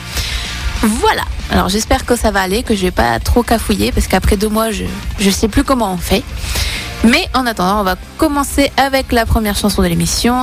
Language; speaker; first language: French; native; French